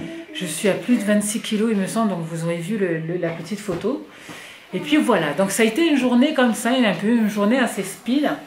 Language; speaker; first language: French; native; French